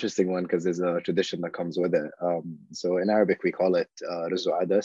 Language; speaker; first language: English; non-native, fluent; Arabic